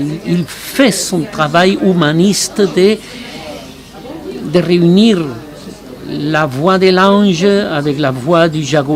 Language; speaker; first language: French; non-native, fluent; Spanish